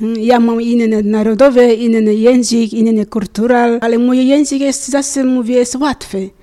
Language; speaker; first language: Polish; non-native, learner; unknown